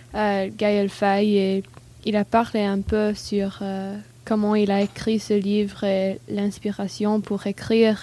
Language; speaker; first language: French; non-native, learner; English